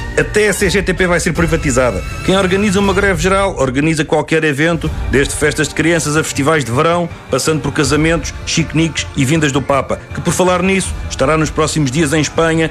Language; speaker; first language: Portuguese; native; Portuguese